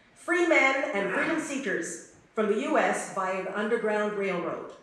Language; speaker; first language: English; native; English